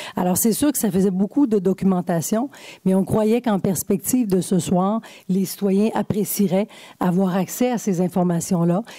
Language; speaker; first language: French; native; French